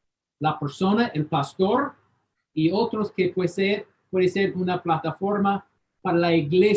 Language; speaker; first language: Spanish; non-native, fluent; English